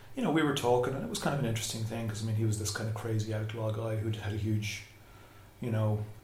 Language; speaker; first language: English; native; English